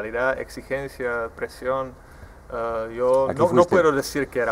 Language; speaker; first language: Spanish; non-native, fluent; Czech